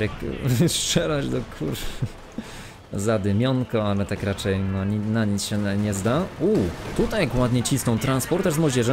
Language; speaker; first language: Polish; native; Polish